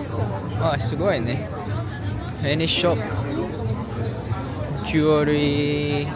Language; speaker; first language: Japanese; non-native, learner; English